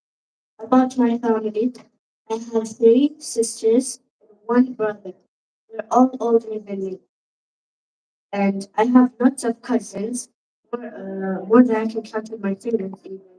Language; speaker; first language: English; non-native, learner; Arabic